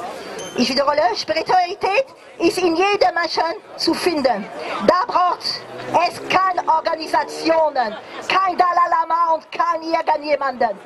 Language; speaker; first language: German; non-native, fluent; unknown